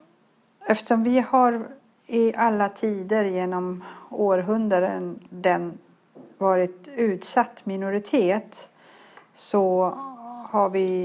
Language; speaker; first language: Swedish; early bilingual, other home language; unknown